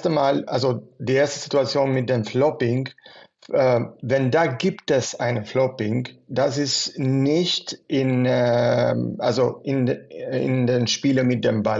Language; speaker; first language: German; non-native, fluent; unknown